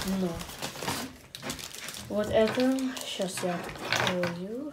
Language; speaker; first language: Russian; early bilingual, heritage; English